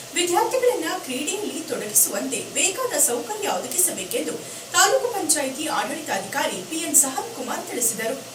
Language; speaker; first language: Kannada; native; Kannada